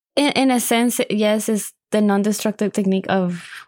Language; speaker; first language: English; non-native, fluent; Spanish